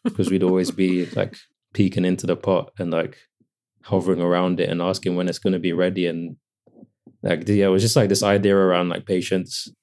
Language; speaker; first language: English; native; English